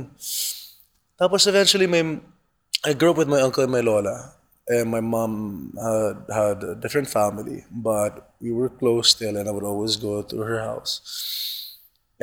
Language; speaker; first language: English; non-native, local second language; Cebuano